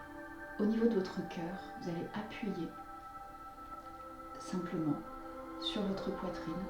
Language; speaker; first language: French; native; French